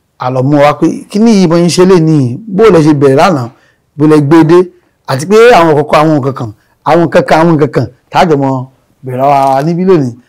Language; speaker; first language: Yoruba; native; Yoruba